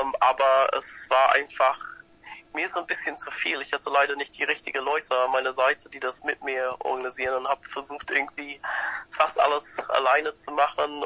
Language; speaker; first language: German; non-native, fluent; English